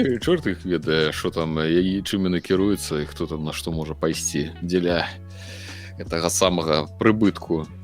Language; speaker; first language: Belarusian; non-native, local second language; Russian